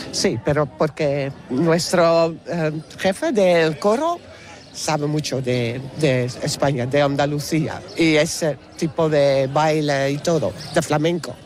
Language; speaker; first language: Spanish; non-native, fluent; Dutch